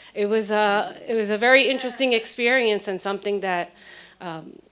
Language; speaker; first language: English; early bilingual, other home language; Spanish